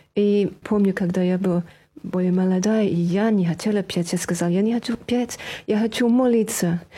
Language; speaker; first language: Russian; non-native, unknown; French